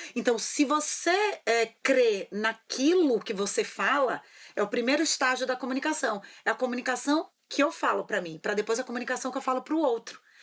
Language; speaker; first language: Portuguese; native; Portuguese